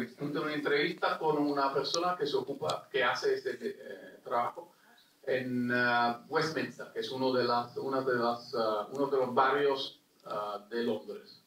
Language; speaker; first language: Spanish; non-native, fluent; Italian